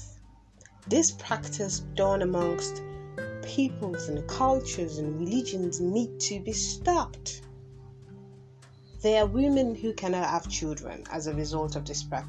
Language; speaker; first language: English; non-native, local second language; Yoruba